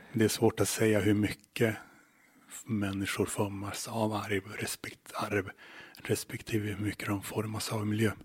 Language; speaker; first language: Swedish; native; Swedish